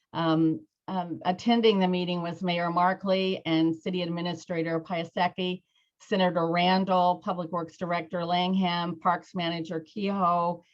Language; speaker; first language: English; native; English